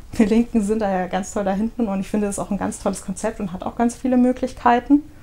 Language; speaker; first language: German; early bilingual, other home language; Russian